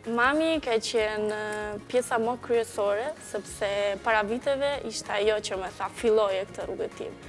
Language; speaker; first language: Albanian; early bilingual, heritage; Albanian